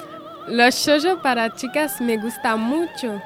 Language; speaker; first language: Spanish; non-native, learner; French